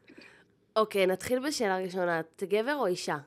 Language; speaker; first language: Hebrew; native; Hebrew